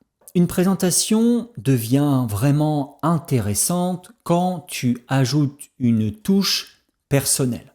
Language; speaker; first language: French; native; French